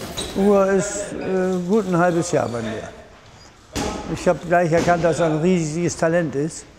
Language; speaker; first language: German; native; German